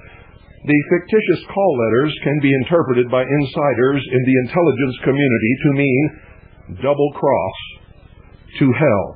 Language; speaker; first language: English; native; English